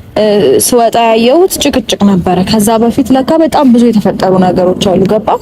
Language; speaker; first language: Amharic; native; Amharic